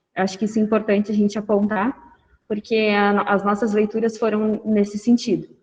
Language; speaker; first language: Portuguese; native; Portuguese